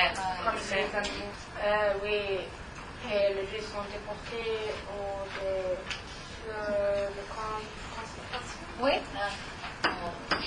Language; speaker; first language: French; non-native, learner; German